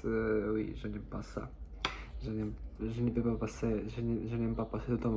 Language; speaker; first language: French; non-native, learner; Russian